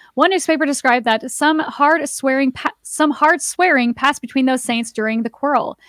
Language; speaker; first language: English; native; English